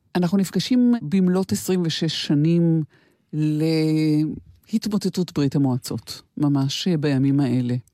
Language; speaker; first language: Hebrew; native; Hebrew